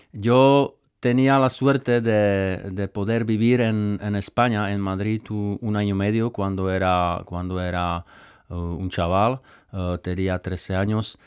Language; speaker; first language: Spanish; non-native, fluent; Czech